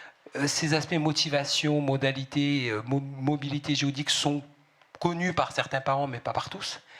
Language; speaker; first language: French; native; French